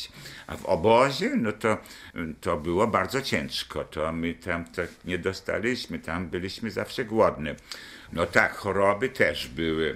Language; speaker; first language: Polish; non-native, local second language; German